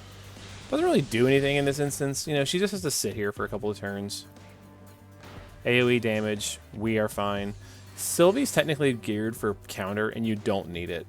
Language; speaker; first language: English; native; English